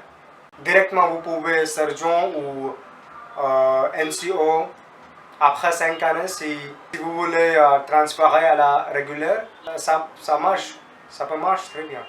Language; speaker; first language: French; non-native, learner; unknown